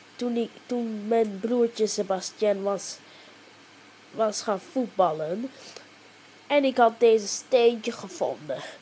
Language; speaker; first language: Dutch; early bilingual, heritage; Dutch